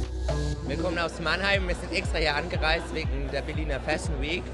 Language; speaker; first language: German; native; German